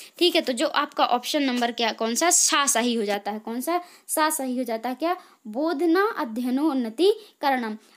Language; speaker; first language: Hindi; native; Hindi